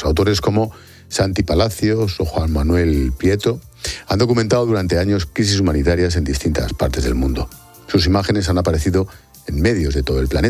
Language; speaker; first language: Spanish; native; Spanish